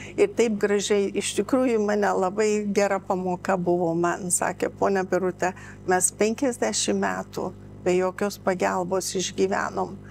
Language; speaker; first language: Lithuanian; early bilingual, heritage; Lithuanian